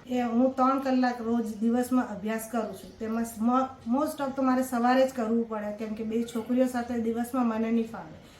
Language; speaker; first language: Gujarati; non-native, local second language; Hindi